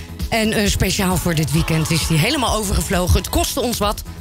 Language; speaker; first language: Dutch; native; Dutch